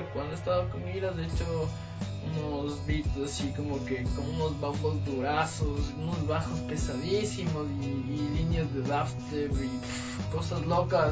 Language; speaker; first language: Spanish; native; Spanish